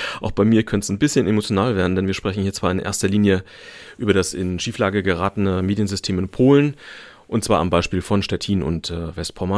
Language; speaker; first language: German; native; German